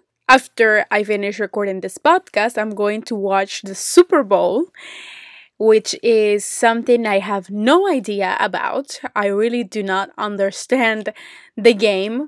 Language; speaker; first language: English; non-native, fluent; Spanish